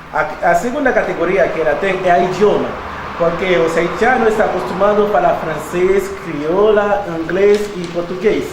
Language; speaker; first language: Portuguese; non-native, learner; Haitian Creole